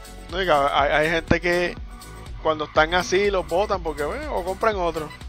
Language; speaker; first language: Spanish; native; Spanish